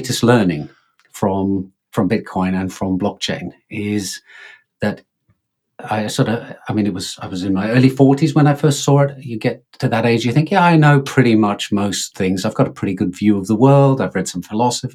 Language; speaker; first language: English; native; English